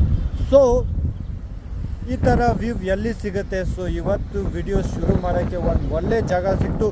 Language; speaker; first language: Kannada; non-native, local second language; Ladakhi